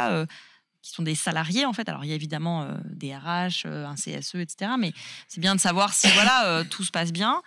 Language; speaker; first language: French; native; French